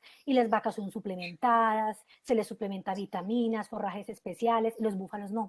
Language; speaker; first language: Spanish; native; Spanish